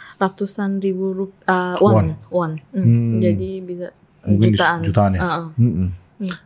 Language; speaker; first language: Indonesian; non-native, fluent; Korean